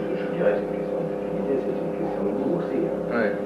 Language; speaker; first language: French; native; French